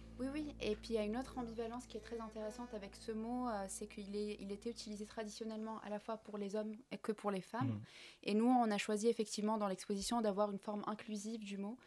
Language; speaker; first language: French; non-native, local second language; Arabic